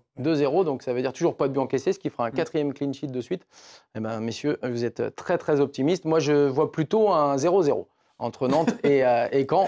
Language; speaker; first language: French; native; French